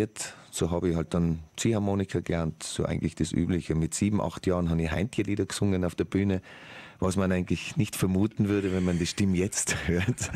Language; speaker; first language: German; native; German